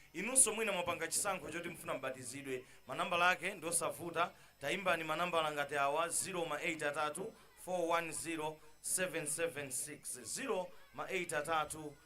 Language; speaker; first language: Nyanja; native; Nyanja